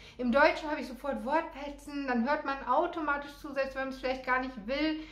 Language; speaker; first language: German; native; German